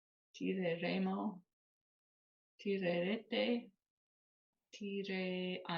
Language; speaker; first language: Italian; non-native, learner; English